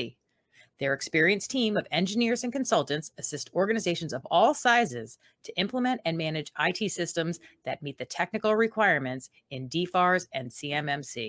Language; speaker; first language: English; native; English